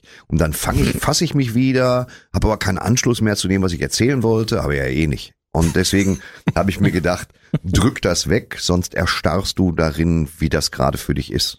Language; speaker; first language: German; native; German